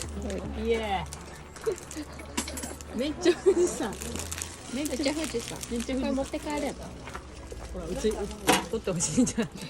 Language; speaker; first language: Japanese; native; Japanese